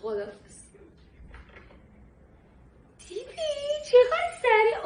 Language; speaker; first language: Persian; native; Persian